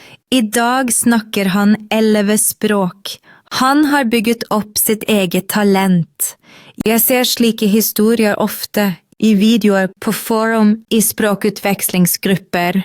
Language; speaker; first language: Norwegian; non-native, fluent; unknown